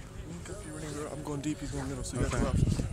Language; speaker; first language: English; native; English